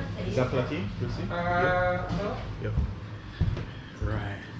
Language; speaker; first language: Czech; non-native, learner; English